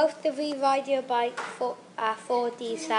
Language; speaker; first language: Welsh; non-native, learner; English